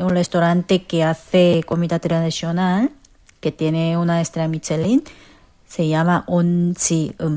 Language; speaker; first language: Spanish; non-native, fluent; Korean